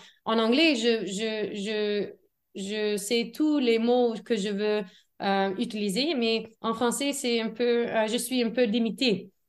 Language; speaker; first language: French; non-native, fluent; English